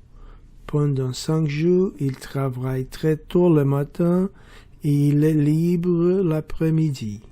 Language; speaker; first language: French; non-native, learner; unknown